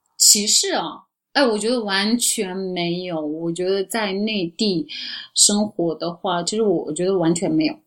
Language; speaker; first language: Chinese; non-native, local second language; Uyghur